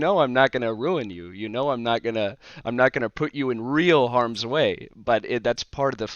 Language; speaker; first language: English; native; English